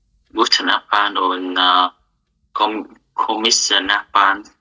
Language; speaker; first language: German; non-native, learner; Vietnamese